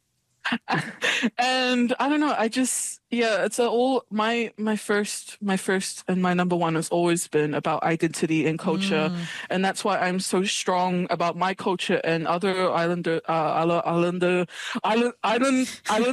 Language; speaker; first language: English; native; English